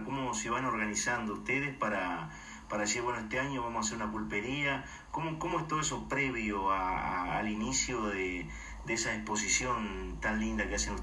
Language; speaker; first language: Spanish; native; Spanish